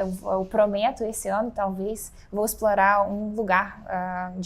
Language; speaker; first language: Portuguese; non-native, fluent; Russian